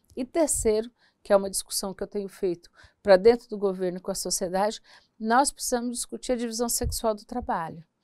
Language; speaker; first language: Portuguese; native; Portuguese